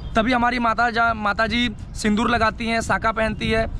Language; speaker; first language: Hindi; non-native, local second language; Bangla